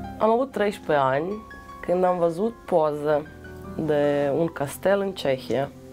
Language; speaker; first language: Romanian; non-native, learner; Russian